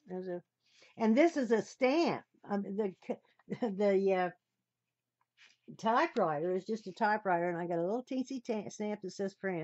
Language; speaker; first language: English; native; English